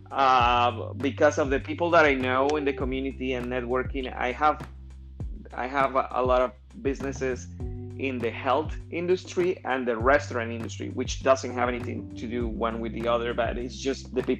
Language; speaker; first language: English; non-native, fluent; Spanish